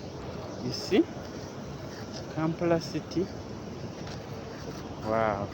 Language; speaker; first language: English; non-native, learner; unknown